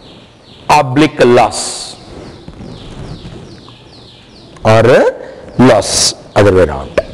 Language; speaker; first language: English; non-native, local second language; Hindi